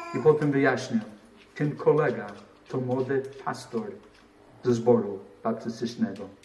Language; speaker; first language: Polish; non-native, fluent; English